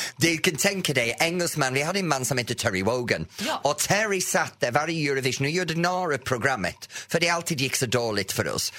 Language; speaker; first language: Swedish; non-native, fluent; English